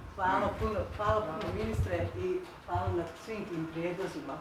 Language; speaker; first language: Bosnian; native; Bosnian